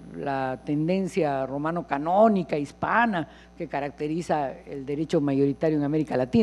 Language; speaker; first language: Spanish; native; Spanish